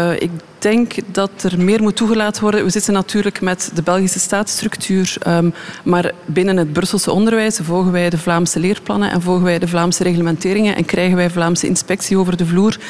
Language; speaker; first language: Dutch; native; Dutch